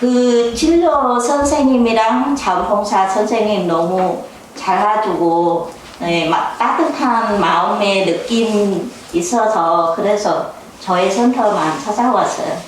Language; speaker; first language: Korean; non-native, learner; Vietnamese